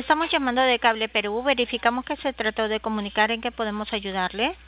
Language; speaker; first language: Spanish; native; Spanish